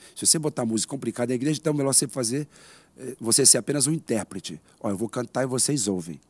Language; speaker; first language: Portuguese; native; Portuguese